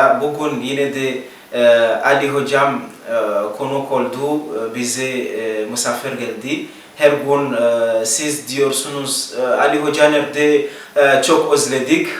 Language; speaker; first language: Turkish; non-native, learner; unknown